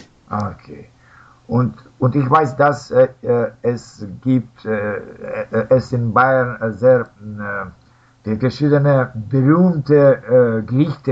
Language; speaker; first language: German; non-native, fluent; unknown